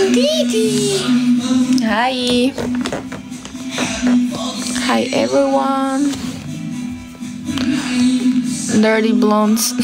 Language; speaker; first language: English; non-native, learner; Slovak